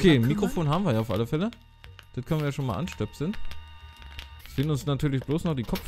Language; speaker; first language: German; native; German